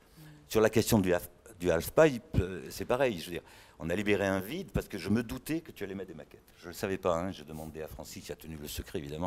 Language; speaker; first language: French; native; French